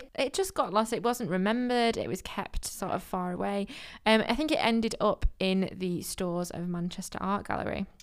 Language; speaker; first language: English; native; English